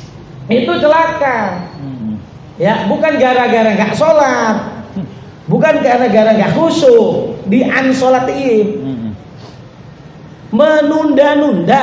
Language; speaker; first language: Indonesian; native; Indonesian